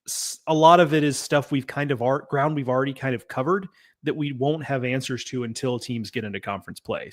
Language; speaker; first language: English; native; English